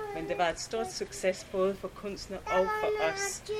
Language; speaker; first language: Danish; non-native, fluent; English